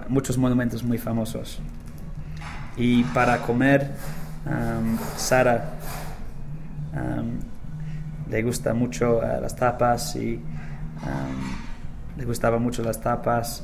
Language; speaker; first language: Spanish; non-native, learner; English